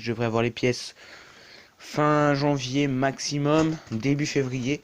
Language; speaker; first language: French; native; French